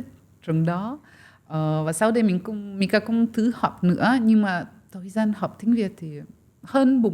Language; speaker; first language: Vietnamese; non-native, fluent; French